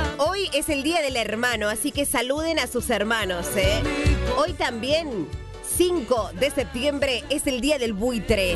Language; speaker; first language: Spanish; native; Spanish